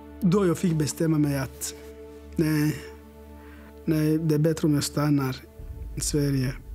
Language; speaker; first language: Swedish; non-native, learner; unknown